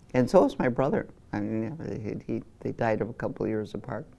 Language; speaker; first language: English; native; English